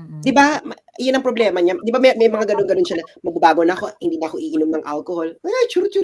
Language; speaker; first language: Filipino; native; Filipino